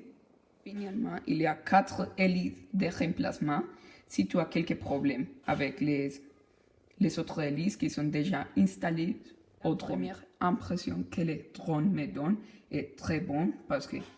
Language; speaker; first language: French; non-native, learner; Spanish